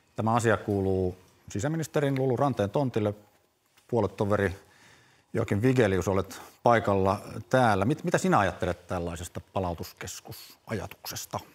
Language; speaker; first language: Finnish; native; Finnish